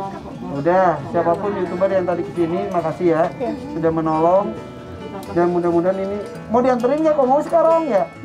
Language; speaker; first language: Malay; non-native, local second language; Sundanese